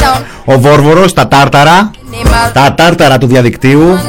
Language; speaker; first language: Greek; native; Greek